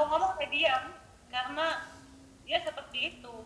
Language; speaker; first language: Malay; non-native, local second language; Javanese